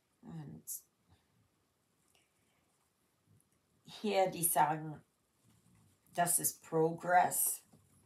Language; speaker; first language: German; early bilingual, heritage; German